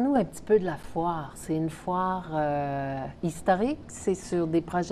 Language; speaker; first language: French; native; French